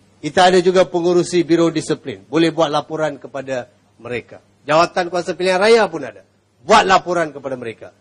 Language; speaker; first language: Malay; non-native, local second language; Tamil